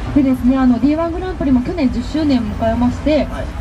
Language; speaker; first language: Japanese; native; Japanese